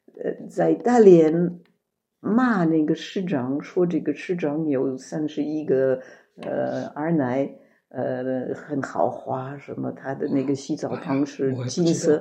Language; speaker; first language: Chinese; non-native, fluent; French